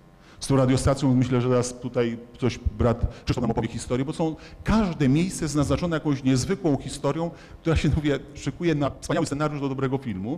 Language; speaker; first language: Polish; native; Polish